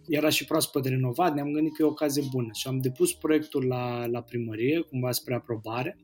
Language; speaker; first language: Romanian; native; Romanian